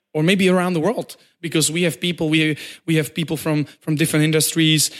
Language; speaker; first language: English; non-native, fluent; Czech